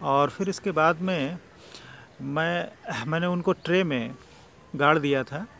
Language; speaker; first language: Hindi; native; Hindi